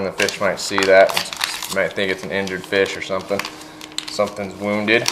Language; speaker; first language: English; native; English